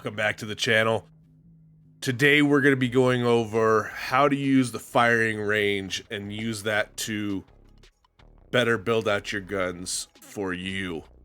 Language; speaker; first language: English; native; English